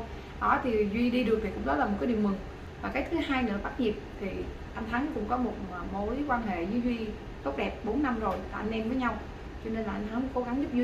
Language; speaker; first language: Vietnamese; native; Vietnamese